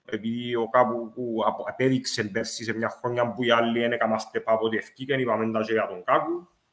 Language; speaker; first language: Greek; native; Greek